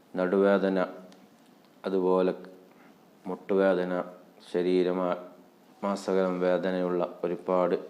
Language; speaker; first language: Malayalam; native; Malayalam